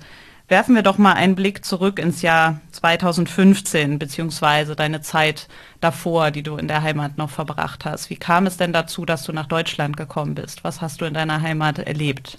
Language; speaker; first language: German; native; German